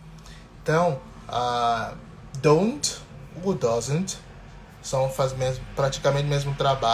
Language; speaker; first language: Portuguese; non-native, fluent; English